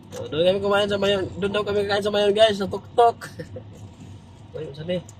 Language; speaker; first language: Filipino; non-native, local second language; Bikol